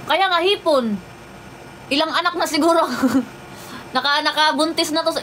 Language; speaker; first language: Filipino; non-native, local second language; Waray